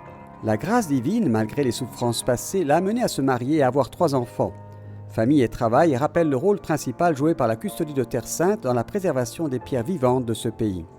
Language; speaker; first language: French; native; French